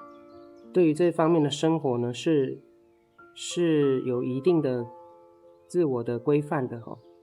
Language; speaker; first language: Chinese; native; Chinese